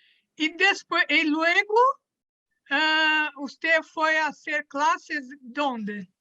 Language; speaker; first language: Spanish; non-native, learner; Portuguese